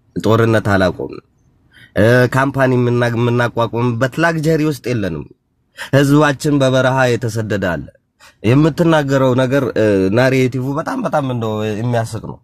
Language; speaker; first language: Amharic; non-native, local second language; Tigrinya